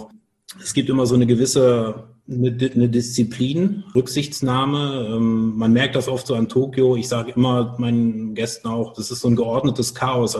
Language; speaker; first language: German; native; German